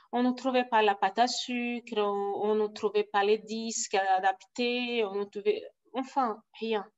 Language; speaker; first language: French; non-native, fluent; Portuguese